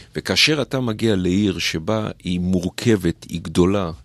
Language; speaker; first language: Hebrew; native; Hebrew